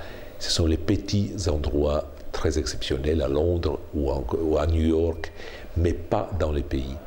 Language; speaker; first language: French; non-native, fluent; Polish